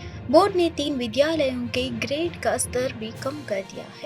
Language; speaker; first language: Hindi; native; Hindi